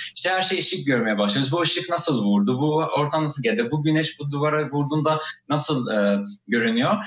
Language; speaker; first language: Turkish; non-native, fluent; Arabic